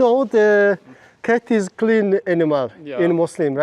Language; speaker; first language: English; non-native, learner; Mongolian